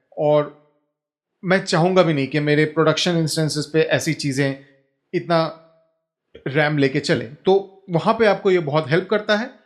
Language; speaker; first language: Hindi; native; Hindi